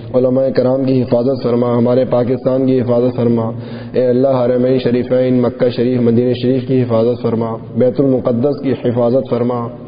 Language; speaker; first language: Urdu; non-native, local second language; Sindhi